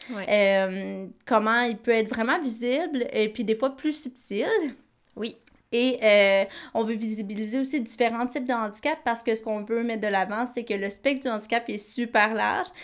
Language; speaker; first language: French; native; French